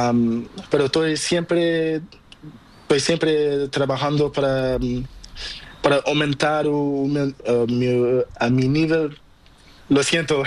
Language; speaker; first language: Spanish; non-native, learner; Portuguese